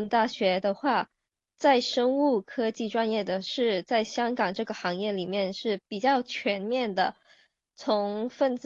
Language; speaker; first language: Chinese; non-native, local second language; Cantonese